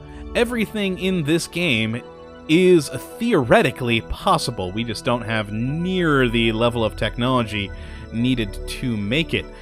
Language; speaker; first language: English; native; English